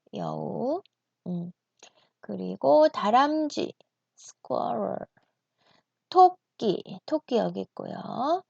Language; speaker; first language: Korean; native; Korean